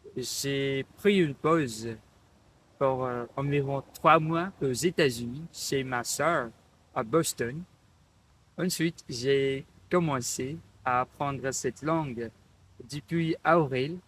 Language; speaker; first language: French; non-native, learner; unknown